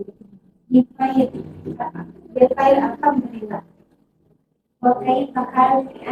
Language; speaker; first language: Arabic; non-native, learner; Indonesian